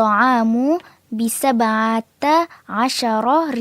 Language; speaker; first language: Arabic; non-native, learner; Malay